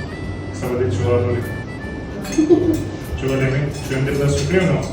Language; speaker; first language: French; non-native, learner; Hindi